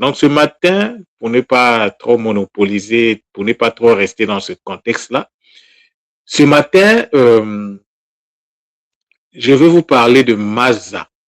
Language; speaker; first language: French; non-native, local second language; Kongo